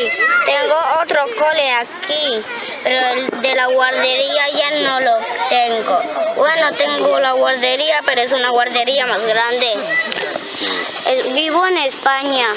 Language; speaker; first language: Spanish; early bilingual, other home language; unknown